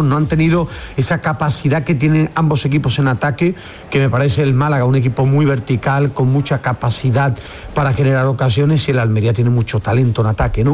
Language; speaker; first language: Spanish; native; Spanish